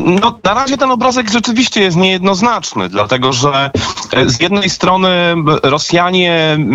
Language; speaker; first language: Polish; native; Polish